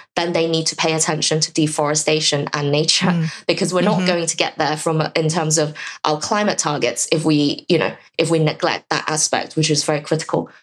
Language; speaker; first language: English; non-native, local second language; Cantonese